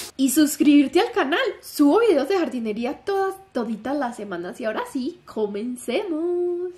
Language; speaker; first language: Spanish; native; Spanish